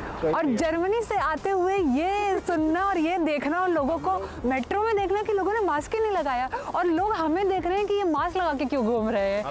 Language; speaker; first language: Hindi; native; Hindi